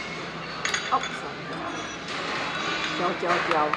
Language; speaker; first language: Chinese; native; Chinese